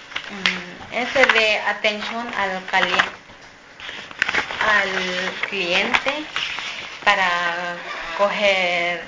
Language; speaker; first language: Spanish; non-native, learner; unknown